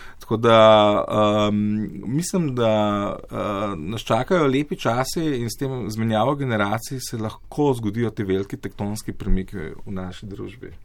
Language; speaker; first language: Slovenian; native; Slovenian